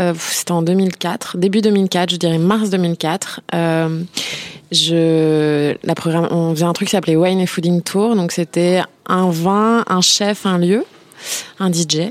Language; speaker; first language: French; native; French